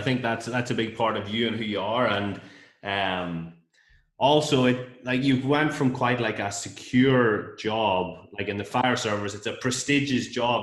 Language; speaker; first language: English; native; English